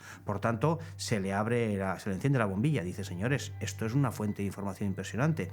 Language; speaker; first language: Spanish; native; Spanish